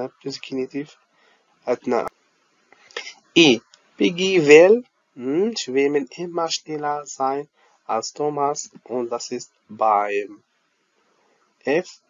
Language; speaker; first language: German; non-native, fluent; Arabic